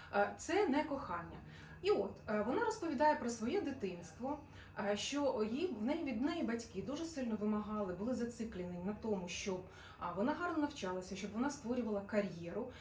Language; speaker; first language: Ukrainian; non-native, local second language; Russian